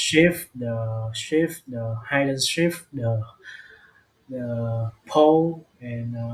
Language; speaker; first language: English; non-native, learner; Vietnamese